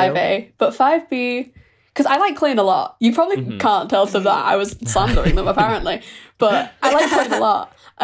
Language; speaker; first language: English; native; English